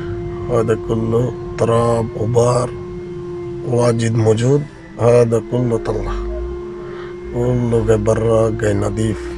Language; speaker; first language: Arabic; non-native, learner; Bangla